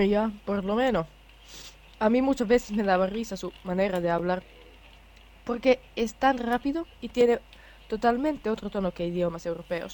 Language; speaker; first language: Spanish; non-native, fluent; Finnish